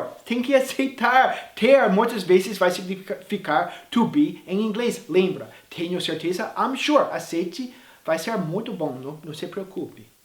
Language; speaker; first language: Portuguese; non-native, fluent; English